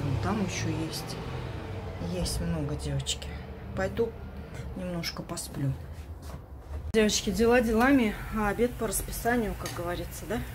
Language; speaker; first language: Russian; native; Russian